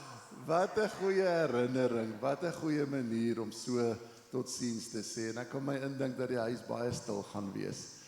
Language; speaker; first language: Afrikaans; native; Afrikaans